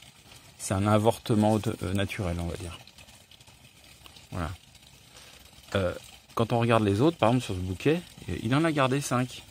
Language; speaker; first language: French; native; French